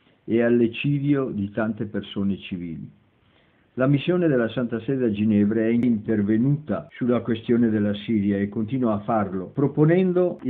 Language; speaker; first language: Italian; native; Italian